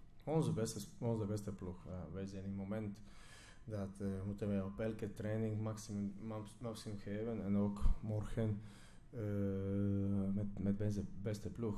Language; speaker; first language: Dutch; non-native, fluent; Croatian